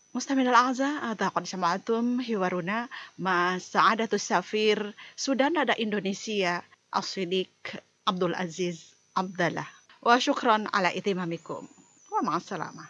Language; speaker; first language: Arabic; non-native, fluent; Indonesian